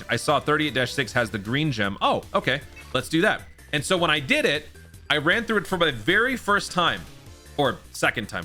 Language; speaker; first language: English; native; English